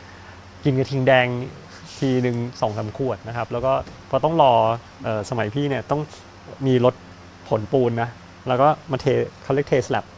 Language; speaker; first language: Thai; native; Thai